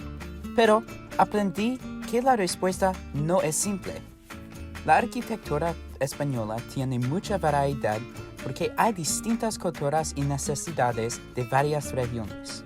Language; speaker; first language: Spanish; non-native, learner; English